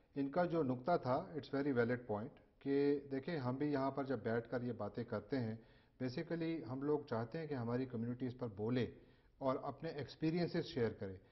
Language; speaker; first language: Urdu; native; Urdu